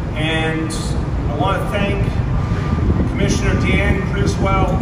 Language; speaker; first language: English; native; English